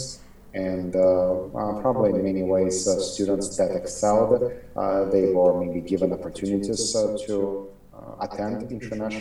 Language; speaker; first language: English; non-native, fluent; Ukrainian